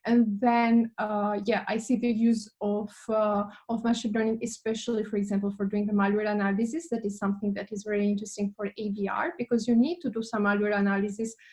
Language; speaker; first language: English; non-native, fluent; Albanian